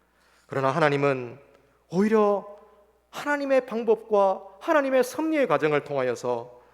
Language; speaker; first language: Korean; native; Korean